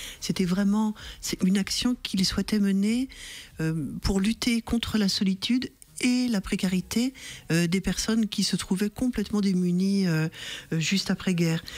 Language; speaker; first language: French; native; French